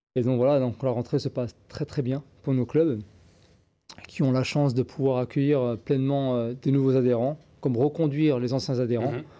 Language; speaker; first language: French; native; French